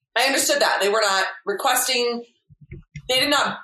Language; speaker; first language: English; native; English